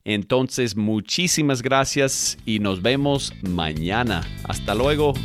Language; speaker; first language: Spanish; non-native, fluent; English